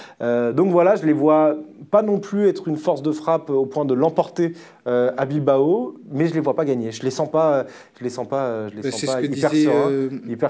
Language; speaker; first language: French; native; French